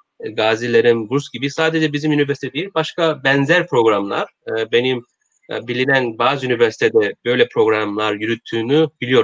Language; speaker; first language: Turkish; non-native, learner; Korean